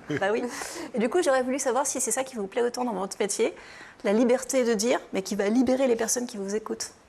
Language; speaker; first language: French; native; French